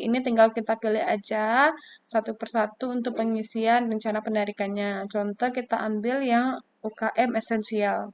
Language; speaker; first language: Indonesian; native; Indonesian